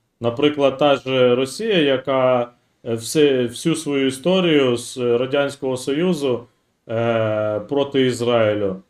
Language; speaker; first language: Ukrainian; non-native, local second language; Russian